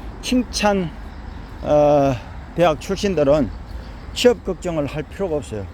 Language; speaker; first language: Korean; native; Korean